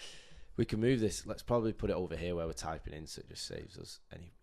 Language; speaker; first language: English; native; English